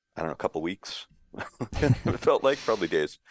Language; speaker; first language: English; native; English